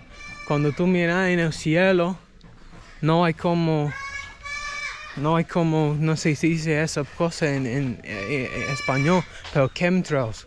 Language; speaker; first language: Spanish; non-native, learner; English